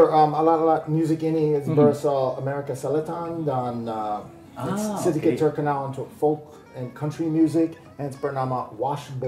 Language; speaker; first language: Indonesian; non-native, learner; English